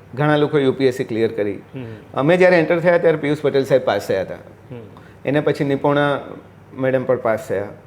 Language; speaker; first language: Gujarati; native; Gujarati